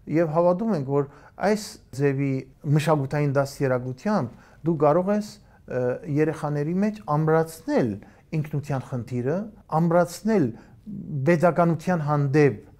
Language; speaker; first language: Armenian; early bilingual, heritage; Armenian